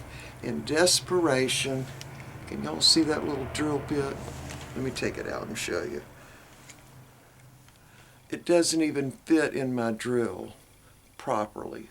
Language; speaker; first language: English; native; English